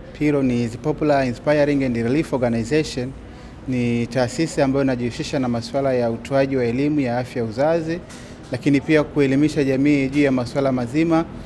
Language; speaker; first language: Swahili; native; Swahili